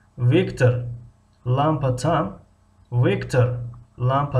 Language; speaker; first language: Russian; non-native, fluent; Tajik